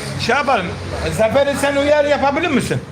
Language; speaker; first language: Turkish; native; Turkish